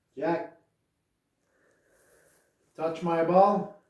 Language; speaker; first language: English; non-native, learner; French